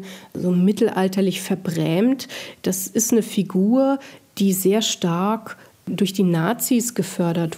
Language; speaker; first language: German; native; German